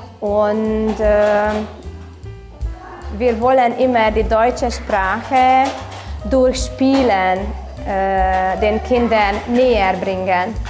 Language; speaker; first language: German; non-native, local second language; Hungarian